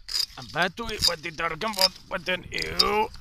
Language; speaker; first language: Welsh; non-native, learner; English